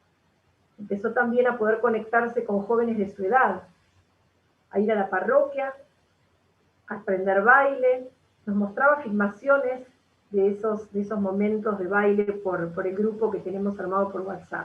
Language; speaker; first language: Spanish; native; Spanish